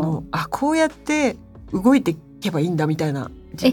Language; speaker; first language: Japanese; native; Japanese